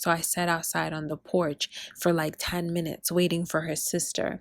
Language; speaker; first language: English; early bilingual, other home language; Spanish